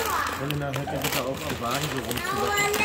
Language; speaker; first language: German; native; German